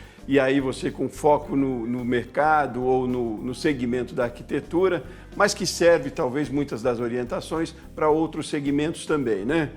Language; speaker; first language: Portuguese; native; Portuguese